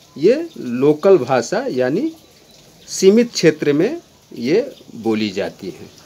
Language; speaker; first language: Hindi; native; Hindi